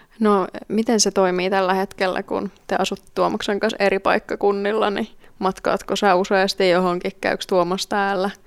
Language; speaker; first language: Finnish; native; Finnish